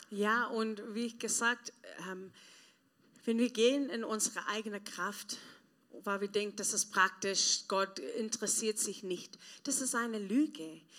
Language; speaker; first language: German; non-native, learner; English